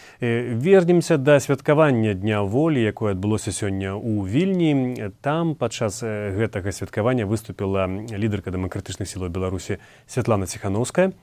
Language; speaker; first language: Belarusian; native; Belarusian